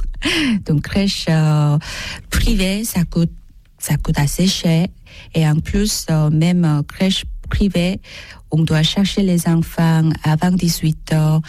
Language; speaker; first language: French; non-native, learner; Korean